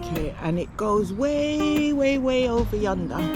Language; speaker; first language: English; native; English